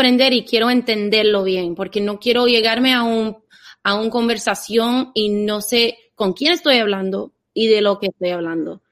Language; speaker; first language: Spanish; non-native, fluent; English